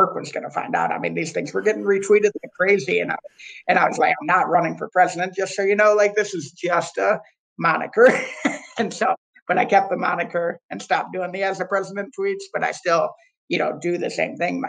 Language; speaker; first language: English; native; English